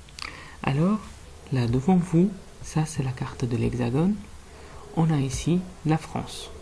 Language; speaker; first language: French; non-native, fluent; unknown